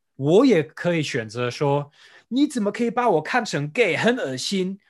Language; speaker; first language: Chinese; non-native, fluent; German